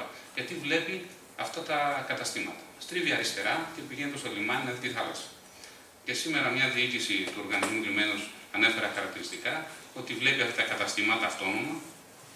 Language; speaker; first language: Greek; native; Greek